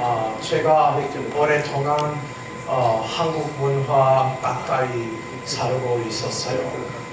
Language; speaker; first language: Korean; non-native, learner; English